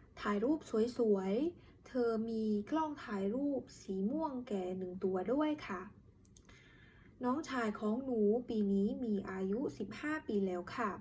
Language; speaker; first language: Thai; non-native, learner; Khmer